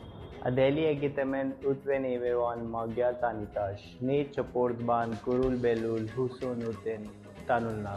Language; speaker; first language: Hungarian; non-native, learner; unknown